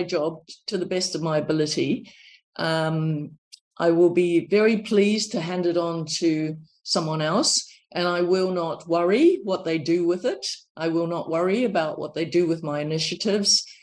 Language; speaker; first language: English; native; English